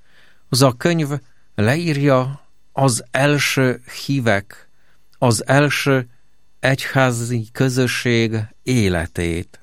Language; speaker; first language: Hungarian; non-native, fluent; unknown